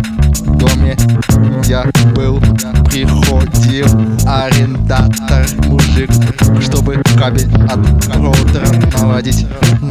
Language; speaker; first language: Russian; non-native, learner; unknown